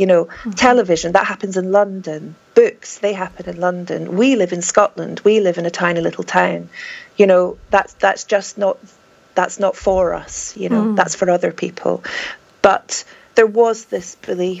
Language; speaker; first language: English; native; English